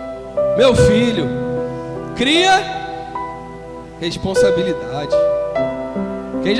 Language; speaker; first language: Portuguese; native; Portuguese